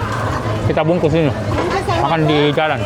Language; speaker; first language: Indonesian; native; Indonesian